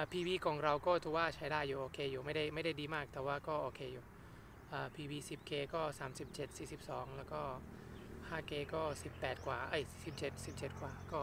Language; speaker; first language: Thai; non-native, fluent; Spanish